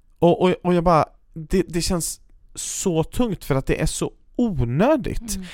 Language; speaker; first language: Swedish; native; Swedish